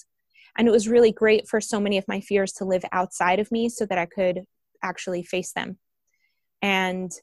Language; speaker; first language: English; early bilingual, other home language; Spanish